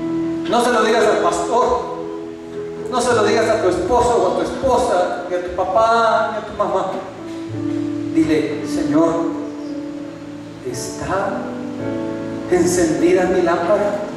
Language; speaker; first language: Spanish; native; Spanish